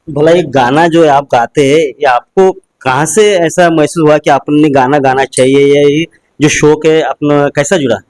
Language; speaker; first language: Hindi; non-native, local second language; Marathi